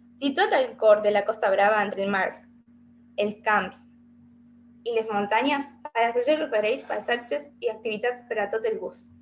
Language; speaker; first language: Catalan; non-native, learner; Spanish